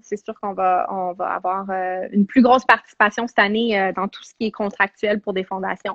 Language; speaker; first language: French; native; French